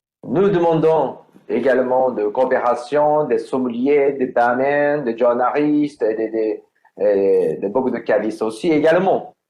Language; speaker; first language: French; non-native, learner; Japanese